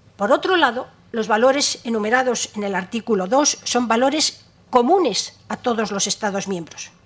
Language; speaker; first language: Spanish; native; Spanish